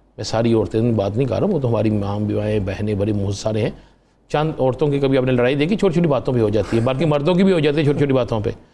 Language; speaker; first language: Urdu; non-native, local second language; Punjabi